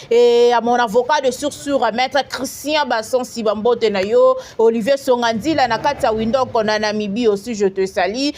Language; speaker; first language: Lingala; native; Lingala